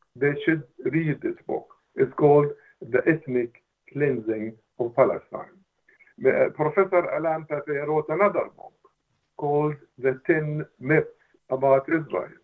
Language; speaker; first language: English; non-native, fluent; Arabic